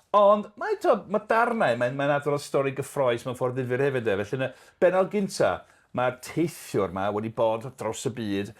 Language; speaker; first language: Welsh; native; Welsh